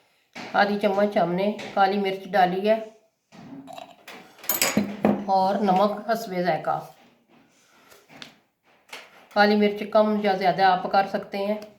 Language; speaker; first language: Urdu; non-native, local second language; Punjabi